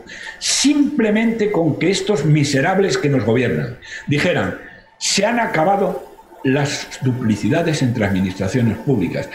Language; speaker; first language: Spanish; native; Spanish